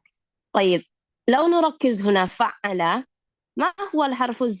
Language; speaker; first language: Arabic; non-native, fluent; Indonesian